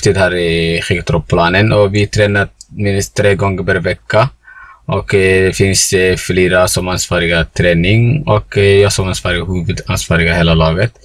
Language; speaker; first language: Swedish; non-native, learner; Somali